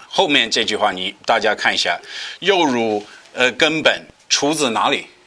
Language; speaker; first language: Chinese; non-native, fluent; English